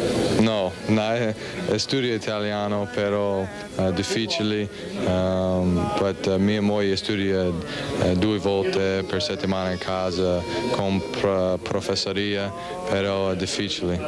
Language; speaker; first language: Italian; non-native, learner; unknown